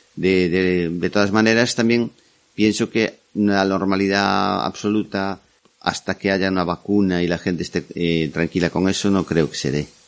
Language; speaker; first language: Spanish; native; Spanish